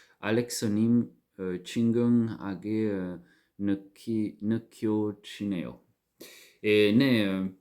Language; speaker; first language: Korean; non-native, learner; French